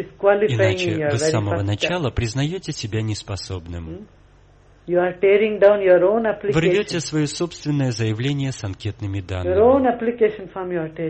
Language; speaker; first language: Russian; native; Russian